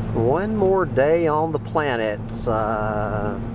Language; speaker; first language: English; native; English